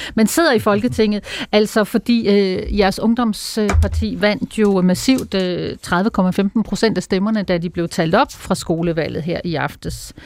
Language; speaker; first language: Danish; native; Danish